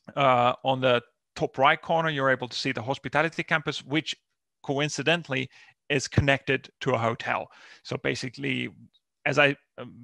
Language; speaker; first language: English; non-native, fluent; Finnish